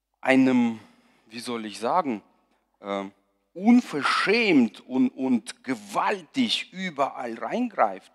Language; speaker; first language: German; non-native, fluent; Russian